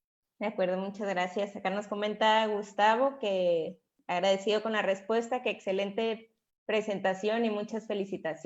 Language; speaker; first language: Spanish; native; Spanish